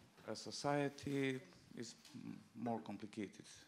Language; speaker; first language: English; non-native, learner; Romanian